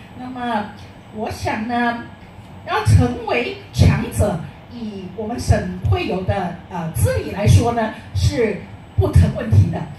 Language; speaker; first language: Chinese; native; Chinese